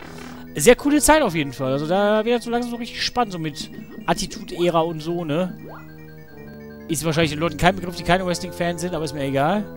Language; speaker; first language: German; native; German